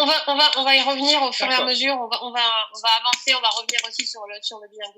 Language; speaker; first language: French; native; French